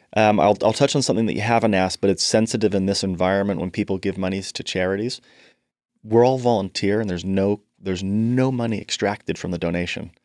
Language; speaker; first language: English; native; English